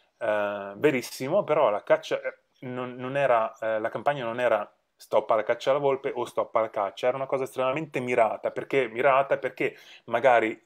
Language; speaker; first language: Italian; native; Italian